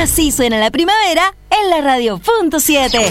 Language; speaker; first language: Spanish; native; Spanish